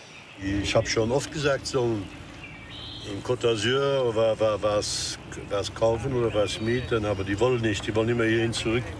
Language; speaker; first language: German; non-native, local second language; Luxembourgish